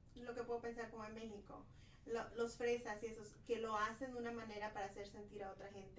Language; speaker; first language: Spanish; early bilingual, other home language; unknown